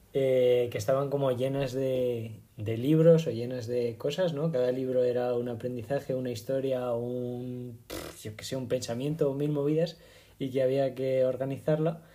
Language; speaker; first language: Spanish; native; Spanish